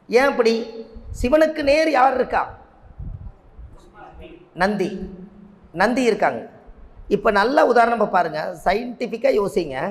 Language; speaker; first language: Tamil; native; Tamil